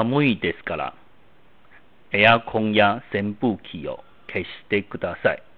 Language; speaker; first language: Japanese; non-native, fluent; Chinese